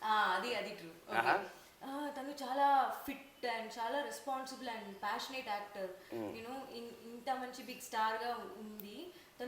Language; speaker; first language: Telugu; non-native, learner; Tamil